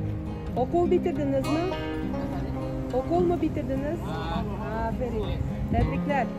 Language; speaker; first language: Turkish; non-native, learner; Kazakh